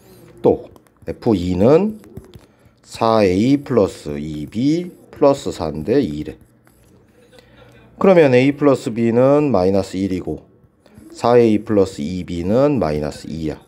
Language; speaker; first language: Korean; native; Korean